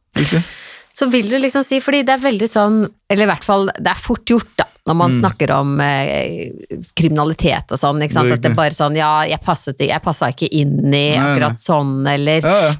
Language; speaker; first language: Norwegian; native; Norwegian